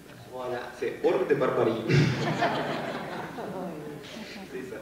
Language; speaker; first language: French; non-native, learner; Russian